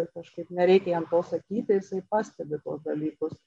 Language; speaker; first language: Lithuanian; native; Lithuanian